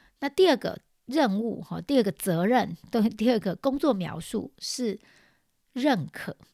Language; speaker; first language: Chinese; native; Chinese